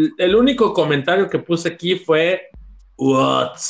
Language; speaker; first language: Spanish; native; Spanish